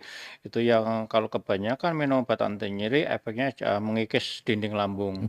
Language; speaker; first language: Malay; non-native, local second language; Javanese